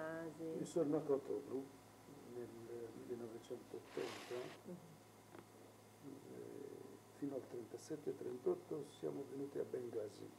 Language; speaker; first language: Italian; non-native, local second language; Arabic